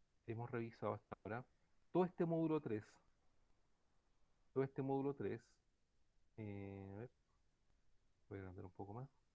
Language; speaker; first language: Spanish; native; Spanish